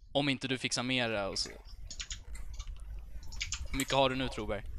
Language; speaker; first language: Swedish; native; Swedish